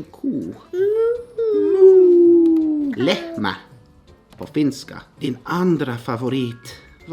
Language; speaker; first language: Swedish; non-native, fluent; English